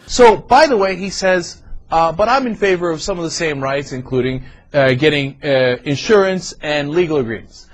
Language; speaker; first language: English; native; English